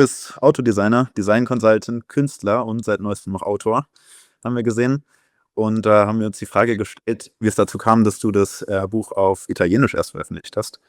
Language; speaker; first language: German; native; German